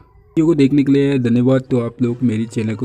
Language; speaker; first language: Hindi; non-native, local second language; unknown